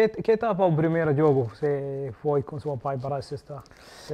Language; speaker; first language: Portuguese; non-native, learner; Arabic